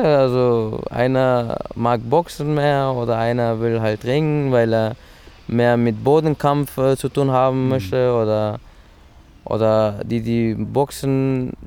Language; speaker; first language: German; early bilingual, other home language; Persian